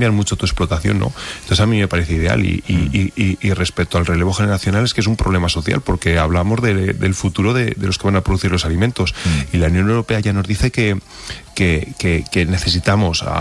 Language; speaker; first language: Spanish; native; Spanish